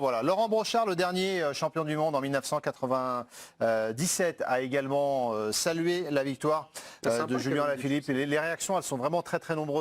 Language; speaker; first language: French; native; French